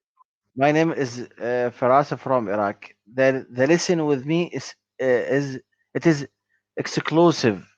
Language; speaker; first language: English; non-native, learner; Arabic